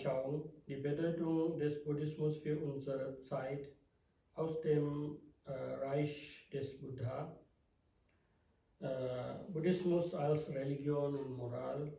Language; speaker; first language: German; non-native, fluent; Sinhala